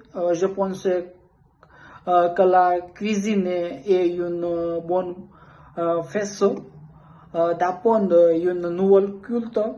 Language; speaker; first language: French; non-native, learner; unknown